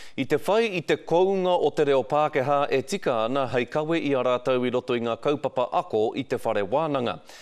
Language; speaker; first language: Māori; non-native, local second language; English